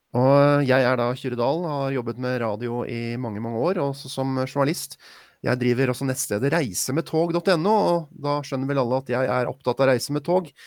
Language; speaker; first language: Norwegian; native; Norwegian